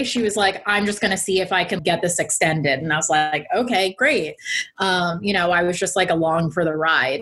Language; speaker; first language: English; native; English